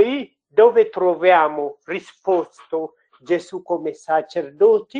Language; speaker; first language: Italian; non-native, learner; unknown